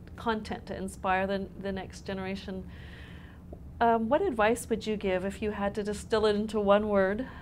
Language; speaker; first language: English; native; English